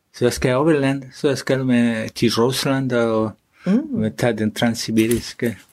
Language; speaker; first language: Danish; non-native, fluent; Italian